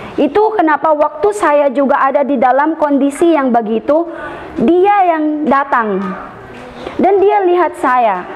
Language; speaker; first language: Indonesian; non-native, learner; Filipino